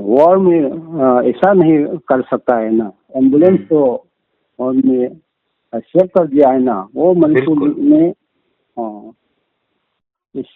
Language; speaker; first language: Hindi; non-native, local second language; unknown